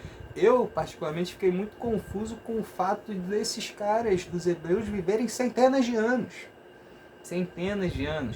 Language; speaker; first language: Portuguese; native; Portuguese